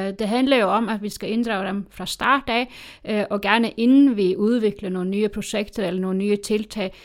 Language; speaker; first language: Danish; native; Danish